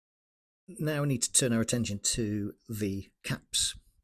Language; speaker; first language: English; native; English